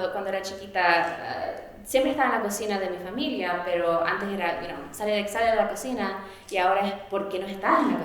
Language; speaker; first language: Spanish; early bilingual, heritage; Spanish